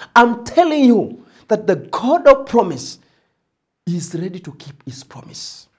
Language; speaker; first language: English; non-native, local second language; Swahili